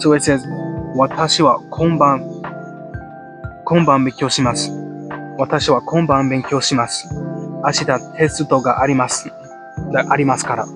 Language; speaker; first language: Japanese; non-native, learner; English